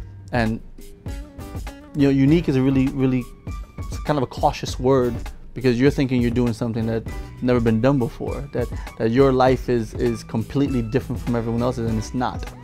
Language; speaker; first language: English; early bilingual, other home language; Spanish